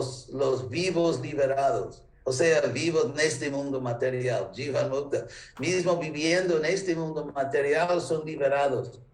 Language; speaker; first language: Spanish; non-native, fluent; English